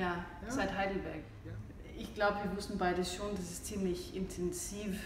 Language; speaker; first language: German; non-native, fluent; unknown